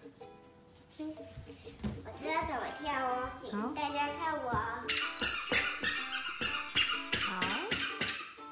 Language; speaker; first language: Chinese; early bilingual, heritage; Chinese